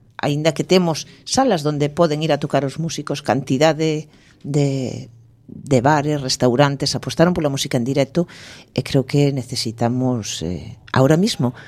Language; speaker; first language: Galician; native; Galician